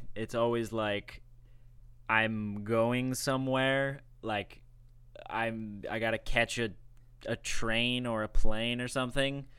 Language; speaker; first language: English; native; English